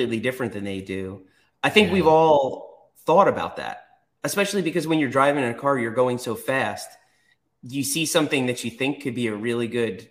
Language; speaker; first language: English; native; English